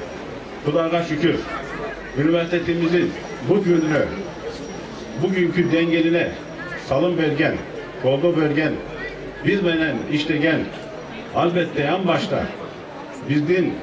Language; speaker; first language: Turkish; non-native, fluent; Kyrgyz